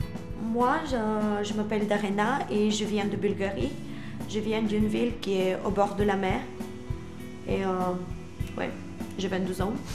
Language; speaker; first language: French; non-native, fluent; Bulgarian